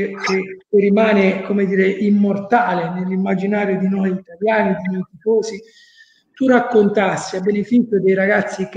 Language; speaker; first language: Italian; native; Italian